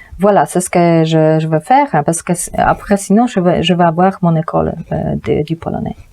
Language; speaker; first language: French; non-native, fluent; Polish